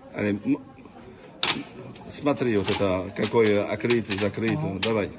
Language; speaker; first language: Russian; non-native, learner; French